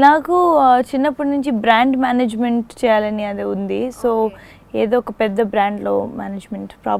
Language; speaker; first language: Telugu; non-native, local second language; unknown